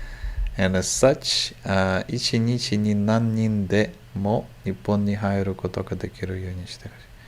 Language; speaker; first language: Japanese; non-native, learner; English